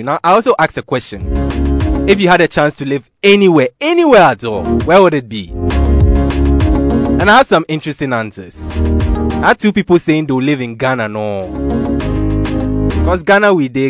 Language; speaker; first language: English; non-native, local second language; Akan